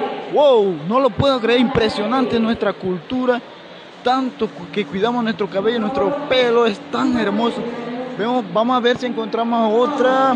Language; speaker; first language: Spanish; non-native, local second language; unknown